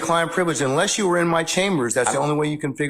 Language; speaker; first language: English; native; English